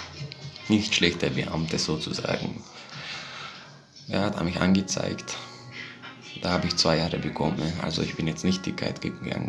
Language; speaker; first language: German; non-native, fluent; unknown